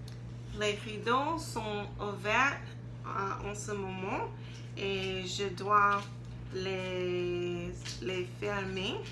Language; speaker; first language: French; non-native, learner; English